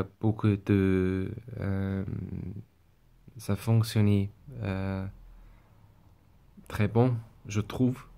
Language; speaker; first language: French; non-native, learner; English